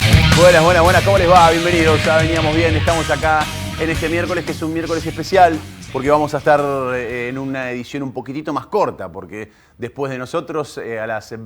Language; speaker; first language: Spanish; native; Spanish